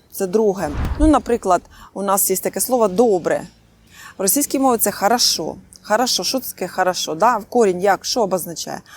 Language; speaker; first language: Ukrainian; non-native, local second language; Russian